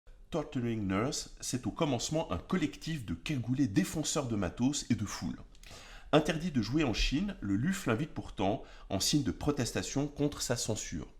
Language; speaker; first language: French; native; French